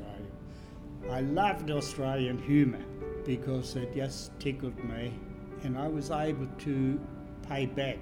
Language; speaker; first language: English; non-native, fluent; German